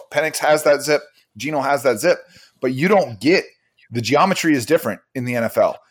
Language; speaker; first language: English; native; English